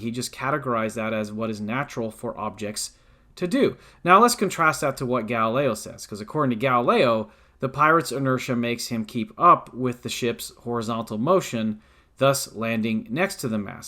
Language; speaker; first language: English; native; English